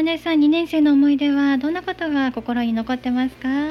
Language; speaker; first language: Japanese; native; Japanese